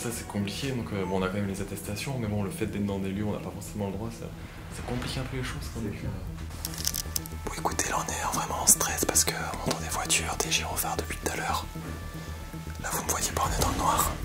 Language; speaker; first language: French; native; French